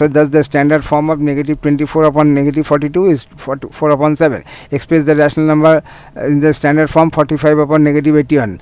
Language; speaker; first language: English; non-native, local second language; Bangla